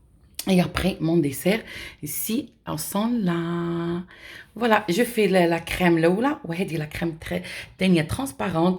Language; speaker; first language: French; non-native, local second language; Arabic